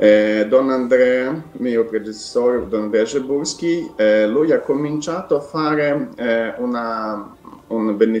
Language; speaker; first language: Italian; non-native, fluent; Ukrainian